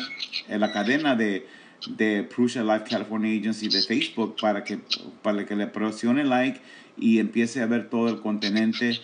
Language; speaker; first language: Spanish; early bilingual, heritage; Spanish